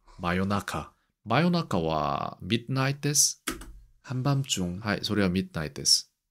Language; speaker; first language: Japanese; non-native, learner; Korean